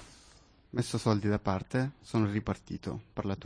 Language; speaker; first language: Italian; non-native, fluent; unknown